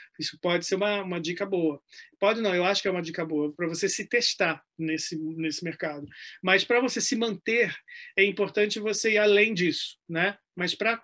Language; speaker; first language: Portuguese; native; Portuguese